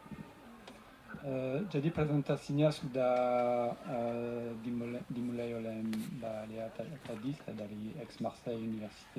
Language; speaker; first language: Indonesian; non-native, fluent; French